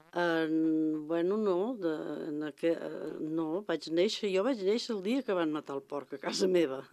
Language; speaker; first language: Catalan; native; Catalan